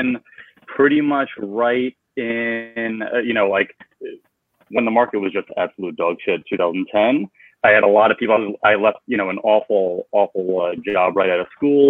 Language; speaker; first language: English; native; English